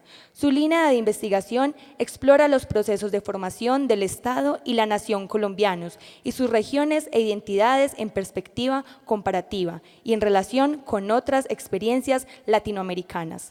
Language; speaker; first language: Spanish; native; Spanish